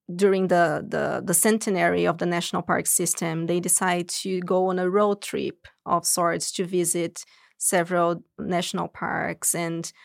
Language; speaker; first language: English; non-native, fluent; Portuguese